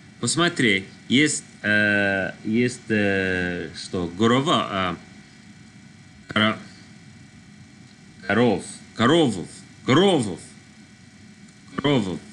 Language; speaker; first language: Russian; non-native, learner; English